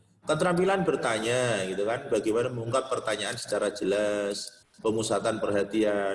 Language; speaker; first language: Indonesian; non-native, local second language; Javanese